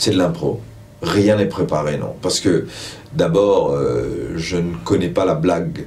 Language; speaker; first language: French; non-native, local second language; Morisyen